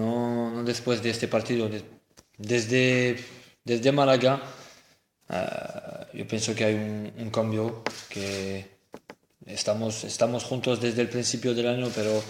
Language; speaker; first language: Spanish; non-native, fluent; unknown